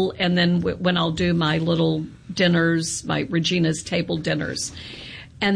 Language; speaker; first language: English; native; English